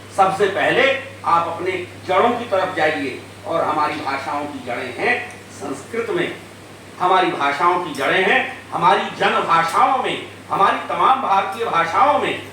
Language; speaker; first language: Hindi; native; Hindi